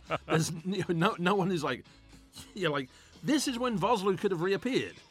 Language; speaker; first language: English; native; English